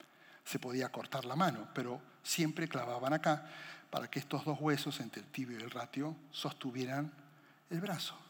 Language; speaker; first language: Spanish; native; Spanish